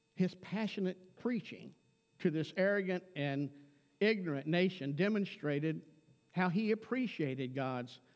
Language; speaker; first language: English; native; English